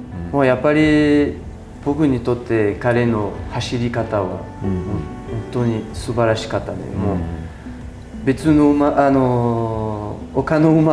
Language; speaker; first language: Japanese; non-native, fluent; French